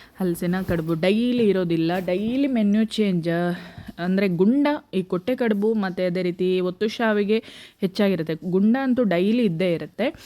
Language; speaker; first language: Kannada; native; Kannada